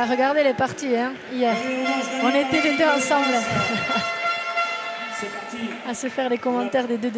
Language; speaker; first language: French; native; French